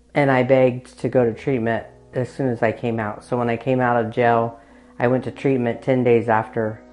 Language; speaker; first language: English; native; English